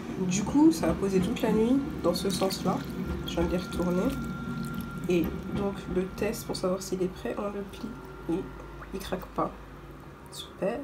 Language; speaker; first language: French; native; French